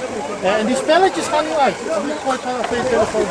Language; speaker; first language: Dutch; early bilingual, other home language; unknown